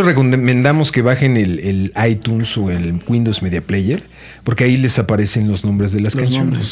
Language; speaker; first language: Spanish; native; Spanish